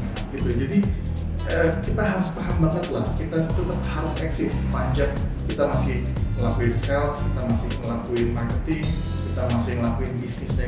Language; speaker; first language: Indonesian; native; Indonesian